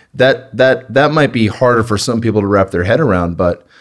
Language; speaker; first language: English; native; English